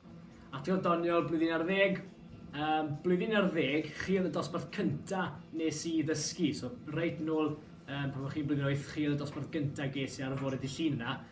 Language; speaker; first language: Welsh; native; Welsh